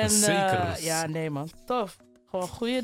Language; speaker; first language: Dutch; native; Dutch